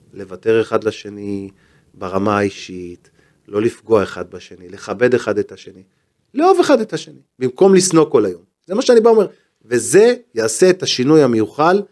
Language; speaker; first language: Hebrew; native; Hebrew